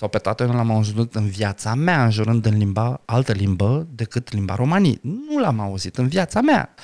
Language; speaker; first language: Romanian; non-native, local second language; Romany